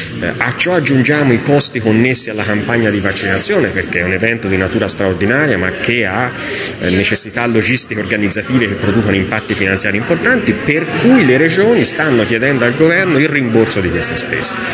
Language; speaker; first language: Italian; native; Italian